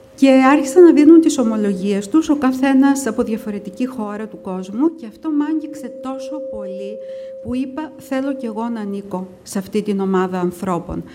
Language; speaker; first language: Greek; early bilingual, other home language; English